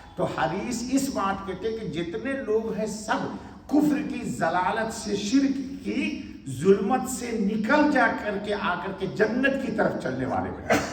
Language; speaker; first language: Urdu; native; Urdu